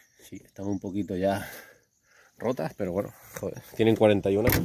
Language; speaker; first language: Spanish; native; Spanish